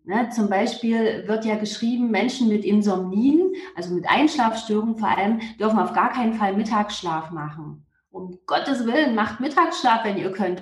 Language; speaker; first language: German; native; German